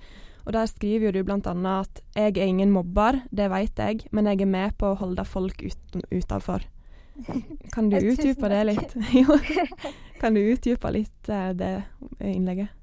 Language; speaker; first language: Norwegian; native; Norwegian